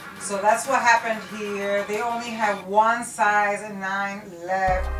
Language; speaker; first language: English; early bilingual, other home language; Spanish